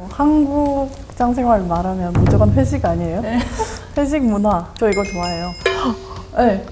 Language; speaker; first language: Korean; non-native, fluent; Vietnamese